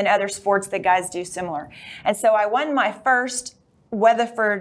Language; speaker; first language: English; native; English